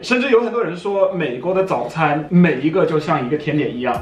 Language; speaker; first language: Chinese; non-native, fluent; English